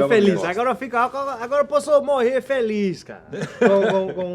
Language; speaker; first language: Portuguese; non-native, learner; Spanish